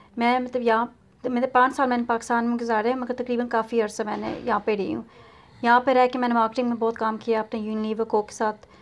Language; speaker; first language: Urdu; native; Urdu